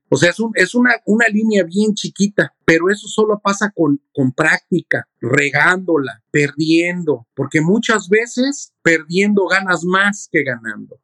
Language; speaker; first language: Spanish; native; Spanish